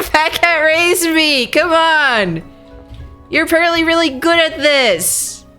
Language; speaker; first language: English; native; English